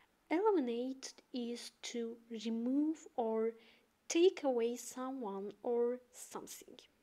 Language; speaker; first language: English; non-native, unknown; Azerbaijani